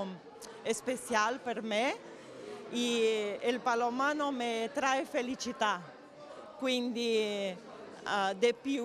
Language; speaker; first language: Italian; non-native, fluent; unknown